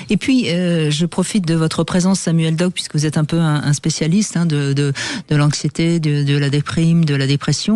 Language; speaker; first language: French; native; French